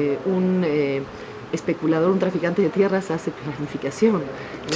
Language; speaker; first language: Spanish; native; Spanish